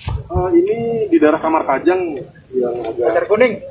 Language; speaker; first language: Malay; non-native, local second language; Javanese